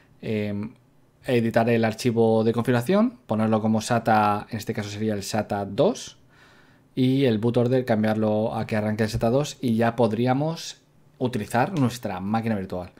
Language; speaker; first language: Spanish; native; Spanish